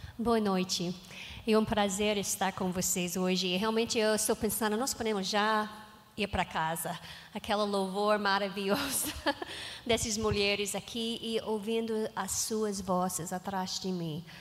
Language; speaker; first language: Portuguese; non-native, learner; English